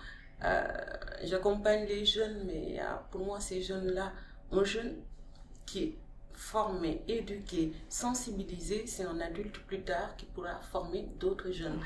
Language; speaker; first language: French; non-native, local second language; Wolof